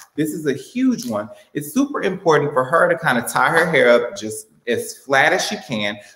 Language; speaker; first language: English; native; English